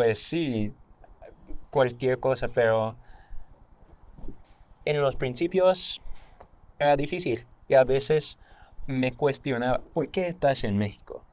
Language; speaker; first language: Spanish; non-native, fluent; English